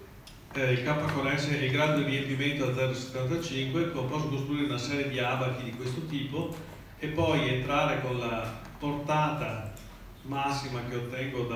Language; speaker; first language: Italian; native; Italian